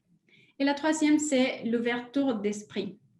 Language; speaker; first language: French; non-native, fluent; Spanish